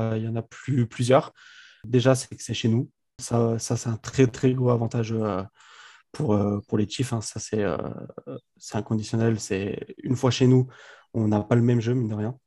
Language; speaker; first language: French; native; French